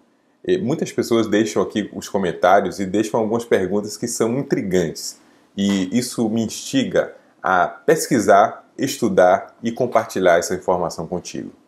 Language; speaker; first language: Portuguese; native; Portuguese